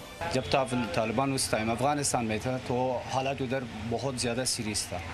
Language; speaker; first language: Hindi; non-native, learner; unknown